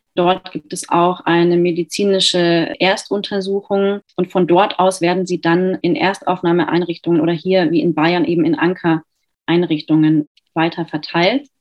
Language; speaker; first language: German; native; German